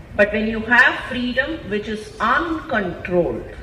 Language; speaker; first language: English; non-native, local second language; Tamil